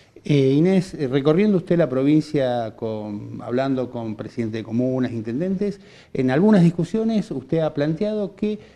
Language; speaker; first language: Spanish; native; Spanish